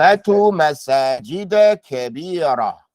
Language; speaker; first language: Arabic; non-native, fluent; English